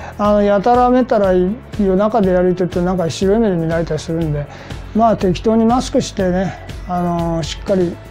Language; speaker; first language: Japanese; native; Japanese